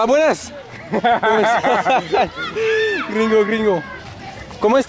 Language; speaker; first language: Spanish; non-native, learner; French